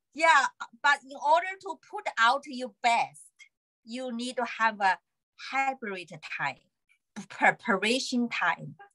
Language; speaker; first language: English; non-native, fluent; Chinese